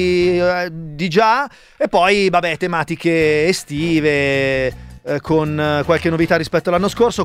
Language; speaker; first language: Italian; native; Italian